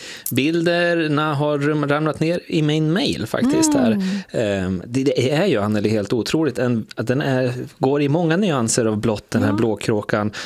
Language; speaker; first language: Swedish; native; Swedish